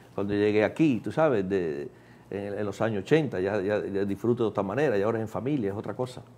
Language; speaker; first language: Spanish; native; Spanish